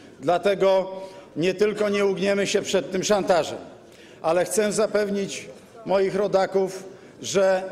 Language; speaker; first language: Polish; native; Polish